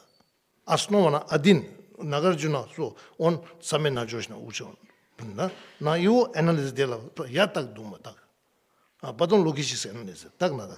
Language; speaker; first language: Russian; non-native, learner; Tibetan